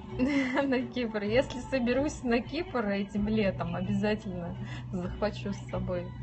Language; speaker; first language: Russian; native; Russian